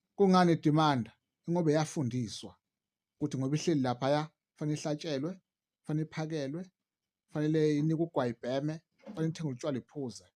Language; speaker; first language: Zulu; native; Zulu